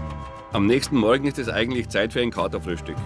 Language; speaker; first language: German; native; German